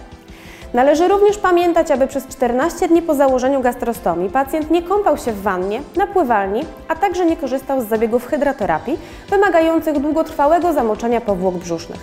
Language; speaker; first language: Polish; native; Polish